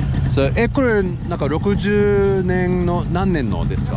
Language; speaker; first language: Japanese; non-native, fluent; English